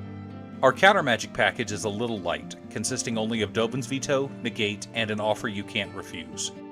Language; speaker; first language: English; native; English